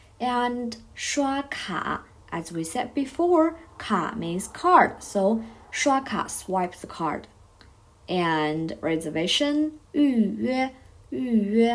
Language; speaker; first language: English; non-native, fluent; Chinese